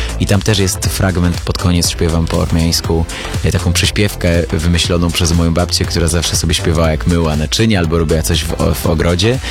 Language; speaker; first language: Polish; early bilingual, other home language; Armenian